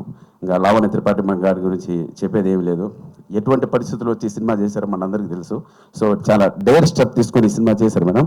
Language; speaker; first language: Telugu; native; Telugu